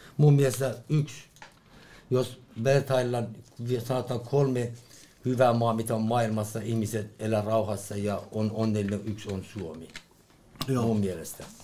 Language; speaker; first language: Finnish; non-native, learner; Persian